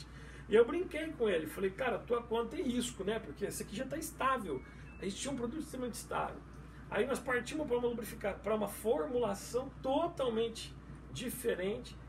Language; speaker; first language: Portuguese; native; Portuguese